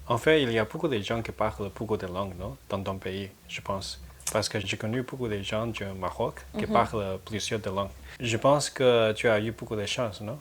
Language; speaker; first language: French; non-native, fluent; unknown